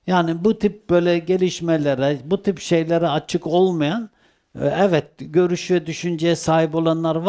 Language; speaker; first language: Turkish; native; Turkish